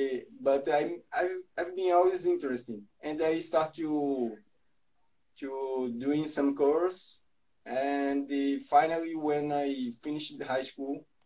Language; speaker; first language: English; non-native, learner; Portuguese